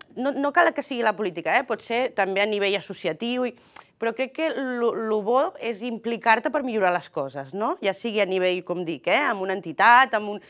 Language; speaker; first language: Catalan; early bilingual, other home language; Spanish